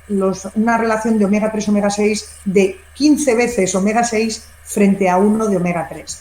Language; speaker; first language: Spanish; native; Spanish